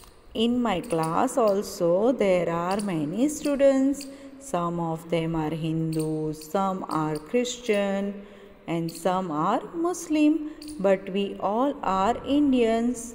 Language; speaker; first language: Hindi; non-native, local second language; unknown